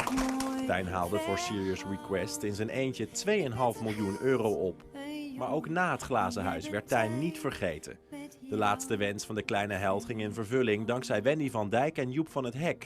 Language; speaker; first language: Dutch; native; Dutch